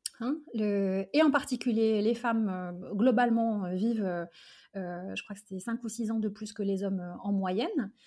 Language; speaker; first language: French; early bilingual, other home language; Arabic